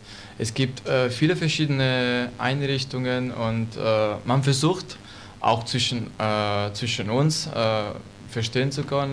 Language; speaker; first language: German; non-native, learner; Italian